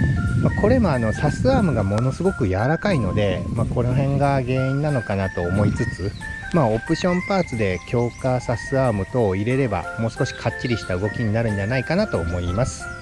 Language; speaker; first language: Japanese; native; Japanese